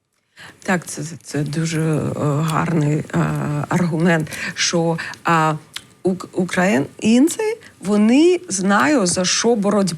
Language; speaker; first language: Ukrainian; non-native, learner; English